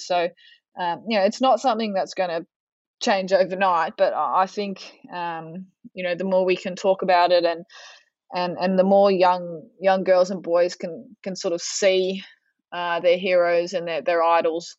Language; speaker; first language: English; native; English